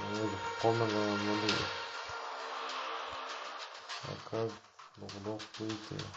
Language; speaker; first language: Russian; non-native, local second language; Chechen